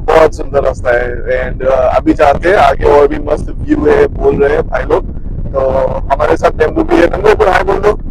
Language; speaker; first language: Hindi; non-native, local second language; Assamese